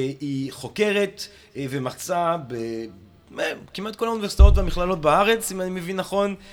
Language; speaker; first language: Hebrew; non-native, fluent; English